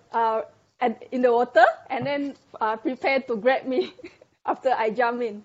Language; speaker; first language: English; non-native, local second language; Malay